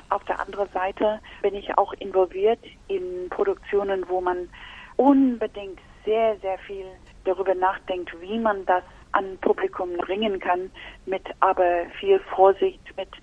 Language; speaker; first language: German; non-native, fluent; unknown